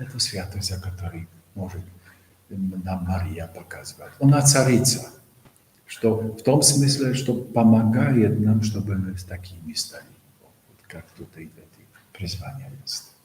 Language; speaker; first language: Russian; non-native, fluent; Polish